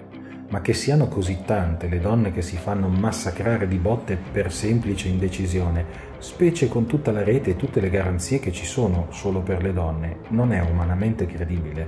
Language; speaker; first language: Italian; native; Italian